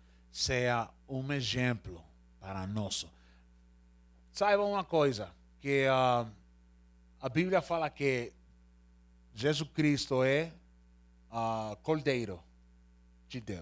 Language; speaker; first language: Portuguese; non-native, learner; Spanish